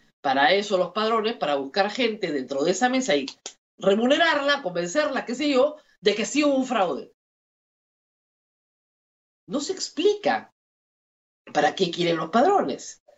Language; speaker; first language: Spanish; native; Spanish